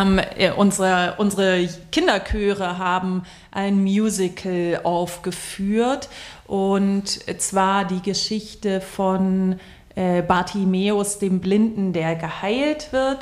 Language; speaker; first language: German; native; German